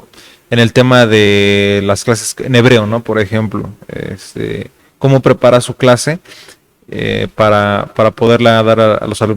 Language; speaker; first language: Spanish; native; Spanish